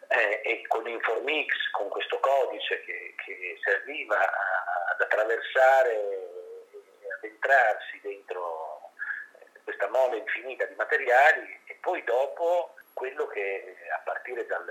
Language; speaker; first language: Italian; native; Italian